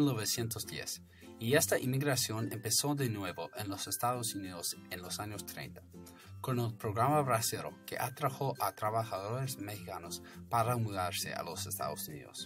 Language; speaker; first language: Spanish; non-native, fluent; English